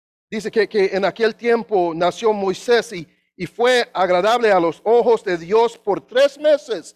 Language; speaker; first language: Spanish; non-native, learner; English